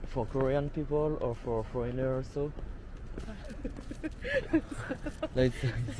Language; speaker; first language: English; non-native, learner; French